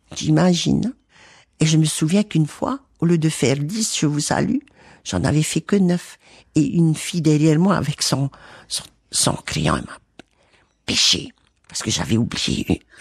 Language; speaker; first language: French; native; French